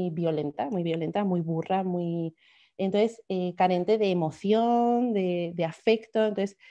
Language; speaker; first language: Spanish; native; Spanish